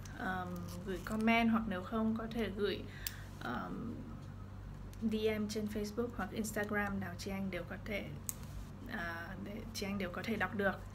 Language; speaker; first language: Vietnamese; early bilingual, heritage; Vietnamese